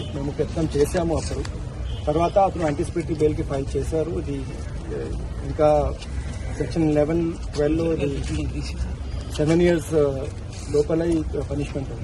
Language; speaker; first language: Telugu; non-native, local second language; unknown